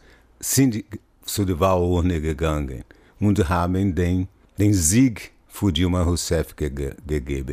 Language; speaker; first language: German; non-native, fluent; Portuguese